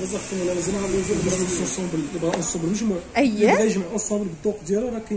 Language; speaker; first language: Arabic; native; Arabic